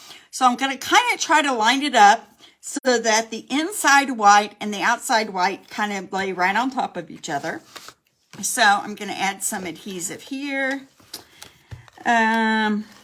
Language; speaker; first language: English; native; English